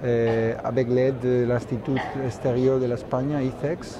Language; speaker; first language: French; non-native, fluent; Spanish